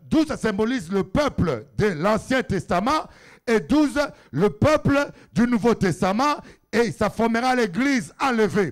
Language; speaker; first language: French; non-native, local second language; Lingala